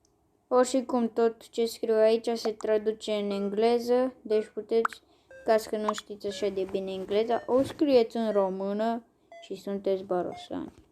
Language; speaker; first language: Romanian; native; Romanian